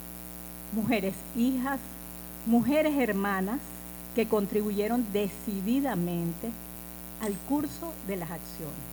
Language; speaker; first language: Spanish; native; Spanish